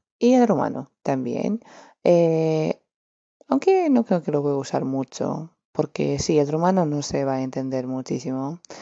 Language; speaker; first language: Spanish; non-native, fluent; Romanian